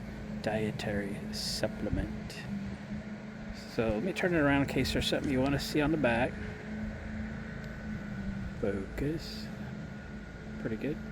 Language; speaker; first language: English; native; English